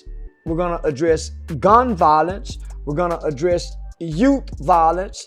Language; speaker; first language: English; native; English